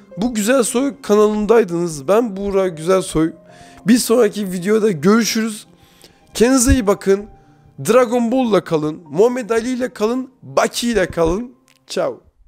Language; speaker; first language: Turkish; native; Turkish